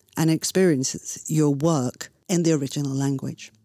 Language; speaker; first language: English; non-native, fluent; Danish